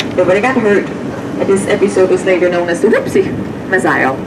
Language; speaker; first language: English; non-native, fluent; Danish